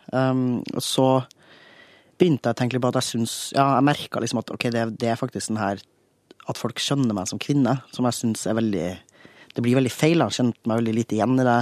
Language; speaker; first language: Norwegian; native; Norwegian